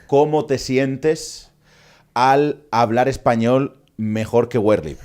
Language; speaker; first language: Spanish; native; Spanish